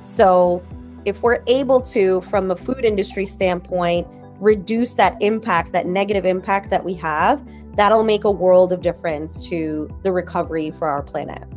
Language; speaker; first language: English; native; English